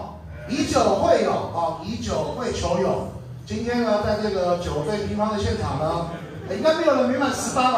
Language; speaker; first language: Chinese; native; Chinese